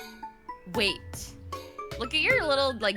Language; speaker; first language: English; native; English